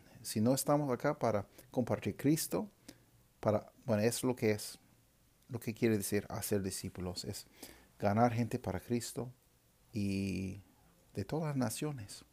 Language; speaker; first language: Spanish; non-native, fluent; English